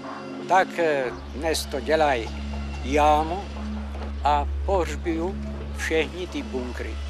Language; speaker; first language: Czech; non-native, fluent; Albanian